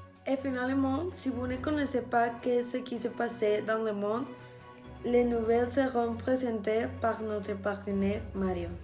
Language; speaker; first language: French; non-native, learner; Spanish